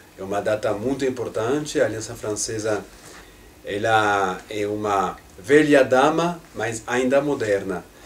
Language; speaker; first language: Portuguese; non-native, fluent; French